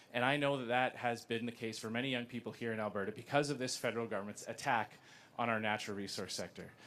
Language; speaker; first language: English; native; English